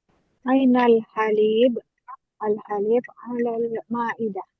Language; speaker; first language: Arabic; non-native, learner; Indonesian